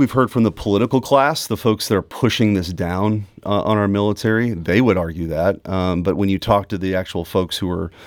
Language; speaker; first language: English; early bilingual, other home language; German